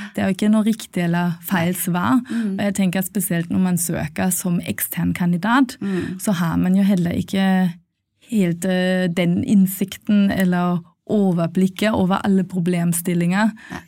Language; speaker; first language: Norwegian; non-native, fluent; German